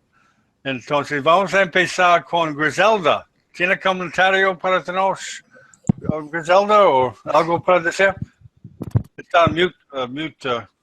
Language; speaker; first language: Spanish; non-native, learner; English